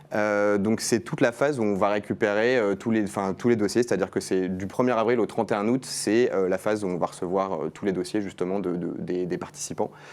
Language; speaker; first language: French; native; French